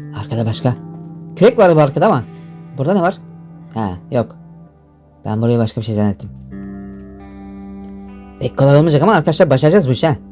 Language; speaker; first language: Turkish; native; Turkish